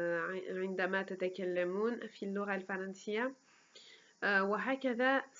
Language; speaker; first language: Arabic; non-native, fluent; French